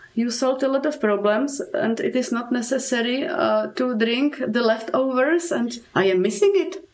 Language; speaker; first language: English; non-native, fluent; Czech